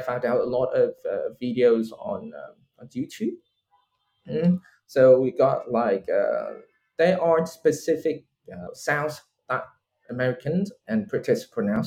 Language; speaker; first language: English; non-native, fluent; Vietnamese